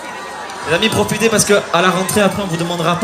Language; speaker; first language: French; native; French